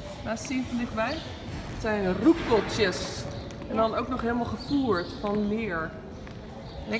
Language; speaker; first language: Dutch; native; Dutch